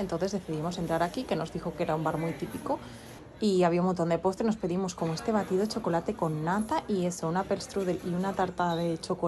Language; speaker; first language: Spanish; native; Spanish